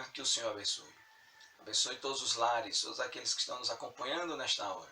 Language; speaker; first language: Portuguese; native; Portuguese